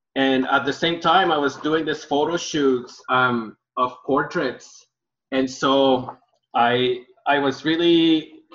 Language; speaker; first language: English; early bilingual, other home language; Spanish